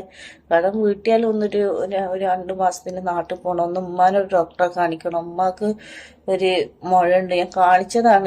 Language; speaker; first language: Malayalam; native; Malayalam